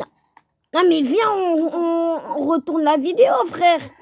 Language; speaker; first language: French; native; French